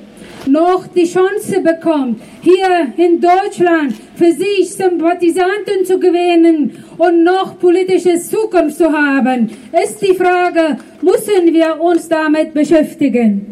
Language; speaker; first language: German; non-native, fluent; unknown